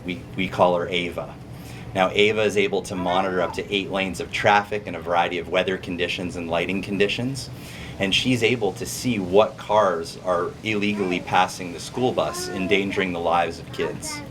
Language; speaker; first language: English; native; English